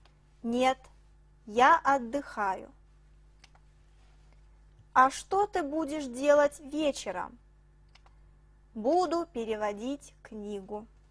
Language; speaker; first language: Russian; non-native, fluent; Chinese